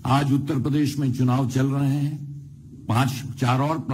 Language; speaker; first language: Hindi; native; Hindi